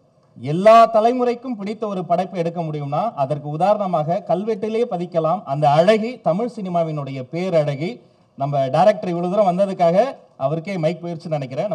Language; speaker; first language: Tamil; native; Tamil